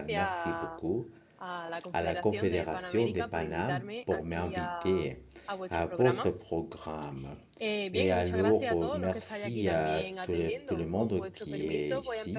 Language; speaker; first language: French; non-native, learner; Spanish